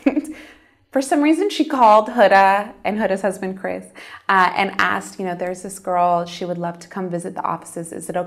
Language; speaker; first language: English; native; English